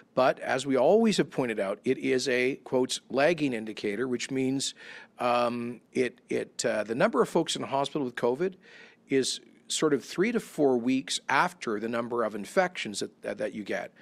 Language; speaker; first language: English; native; English